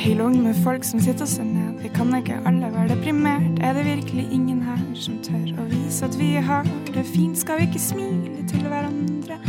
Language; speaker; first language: Norwegian; native; Norwegian